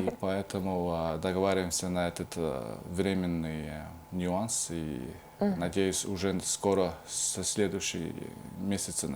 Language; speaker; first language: Russian; non-native, fluent; Mongolian